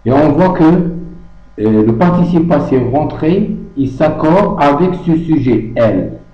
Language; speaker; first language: French; non-native, local second language; Arabic